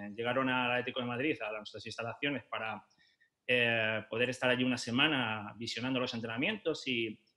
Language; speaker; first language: Spanish; native; Spanish